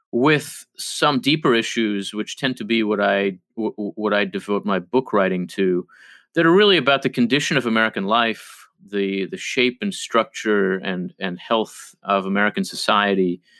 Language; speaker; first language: English; early bilingual, other home language; Hebrew